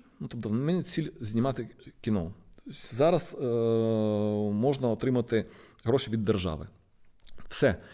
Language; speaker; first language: Ukrainian; non-native, local second language; Russian